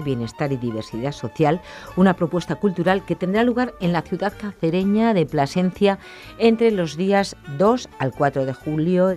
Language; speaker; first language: Spanish; native; Spanish